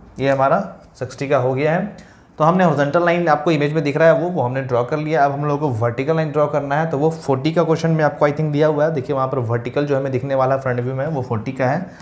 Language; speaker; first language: Hindi; native; Hindi